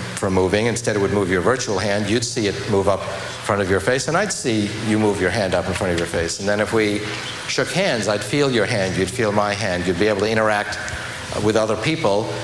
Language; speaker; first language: English; native; English